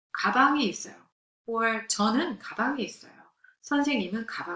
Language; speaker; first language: Korean; non-native, fluent; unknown